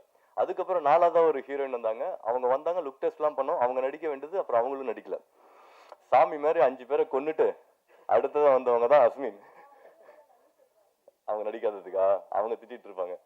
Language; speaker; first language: Tamil; native; Tamil